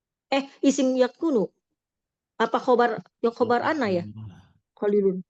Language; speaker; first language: Arabic; non-native, learner; Indonesian